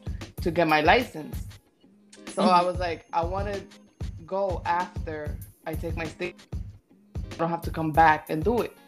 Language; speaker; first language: English; native; English